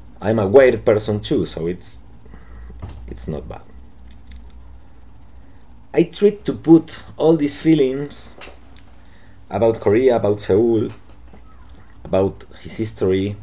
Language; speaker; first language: English; non-native, local second language; Spanish